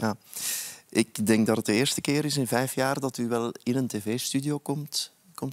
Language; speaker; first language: Dutch; native; Dutch